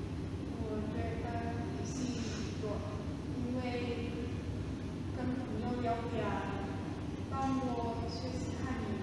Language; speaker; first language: Chinese; non-native, learner; Indonesian